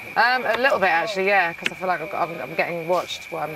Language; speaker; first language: English; native; English